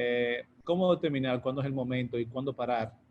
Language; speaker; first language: Spanish; native; Spanish